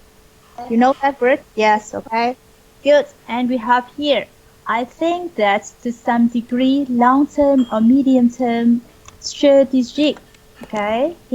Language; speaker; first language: English; non-native, fluent; Vietnamese